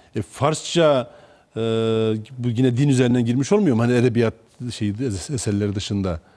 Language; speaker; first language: Turkish; native; Turkish